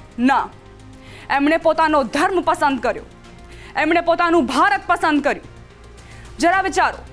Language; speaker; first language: Gujarati; non-native, local second language; Sindhi